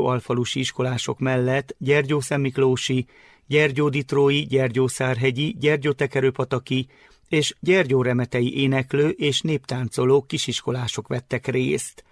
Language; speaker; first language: Hungarian; native; Hungarian